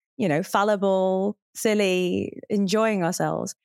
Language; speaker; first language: English; native; English